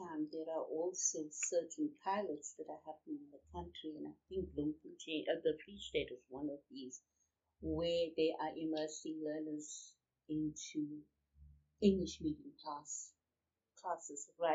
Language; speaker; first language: English; non-native, local second language; Urdu